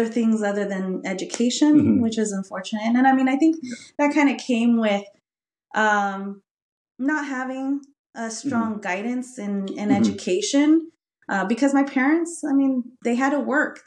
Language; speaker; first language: English; early bilingual, other home language; Spanish